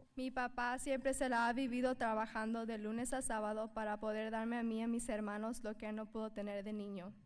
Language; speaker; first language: Spanish; early bilingual, heritage; Spanish